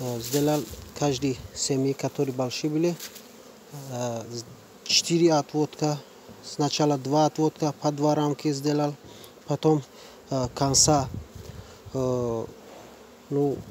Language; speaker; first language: Russian; non-native, learner; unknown